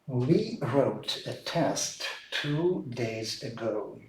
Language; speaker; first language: English; non-native, fluent; Ukrainian